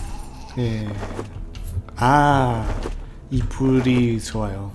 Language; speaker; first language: Korean; non-native, learner; English